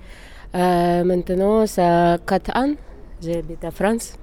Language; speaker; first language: French; non-native, learner; Ukrainian